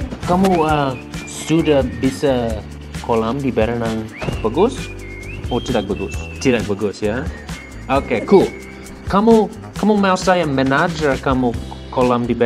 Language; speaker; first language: Indonesian; non-native, learner; English